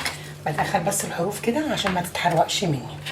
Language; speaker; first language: Arabic; native; Arabic